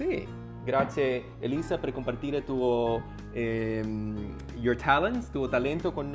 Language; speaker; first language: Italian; non-native, learner; English